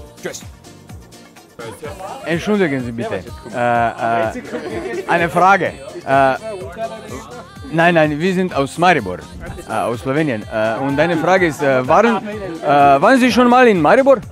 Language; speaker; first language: German; non-native, learner; Slovenian